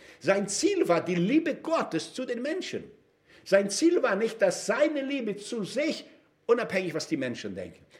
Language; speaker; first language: German; non-native, fluent; Portuguese